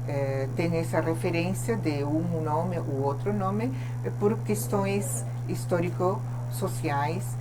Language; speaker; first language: Portuguese; non-native, fluent; Spanish